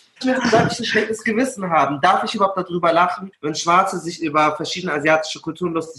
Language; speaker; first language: German; early bilingual, other home language; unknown